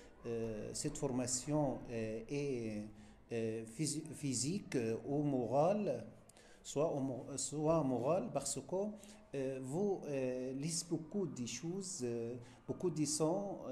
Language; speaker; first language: French; non-native, fluent; Arabic